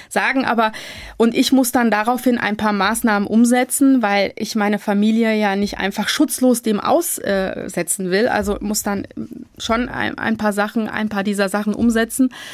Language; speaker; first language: German; early bilingual, other home language; Turkish